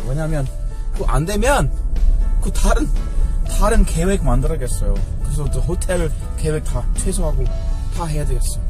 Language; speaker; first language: Korean; non-native, learner; English